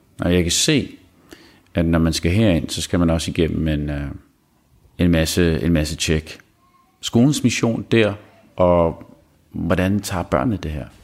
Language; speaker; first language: Danish; early bilingual, other home language; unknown